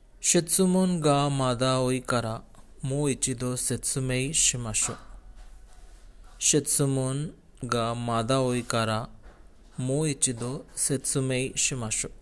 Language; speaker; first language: Japanese; non-native, learner; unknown